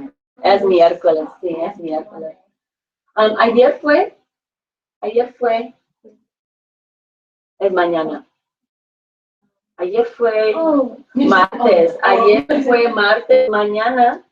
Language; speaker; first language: Spanish; non-native, fluent; English